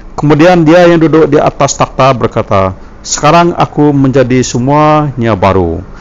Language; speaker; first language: Malay; non-native, local second language; Iban